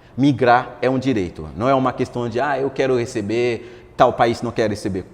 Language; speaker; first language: Portuguese; non-native, fluent; Haitian Creole